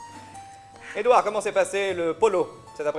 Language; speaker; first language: French; native; French